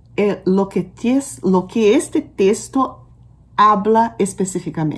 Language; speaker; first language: Spanish; non-native, learner; Portuguese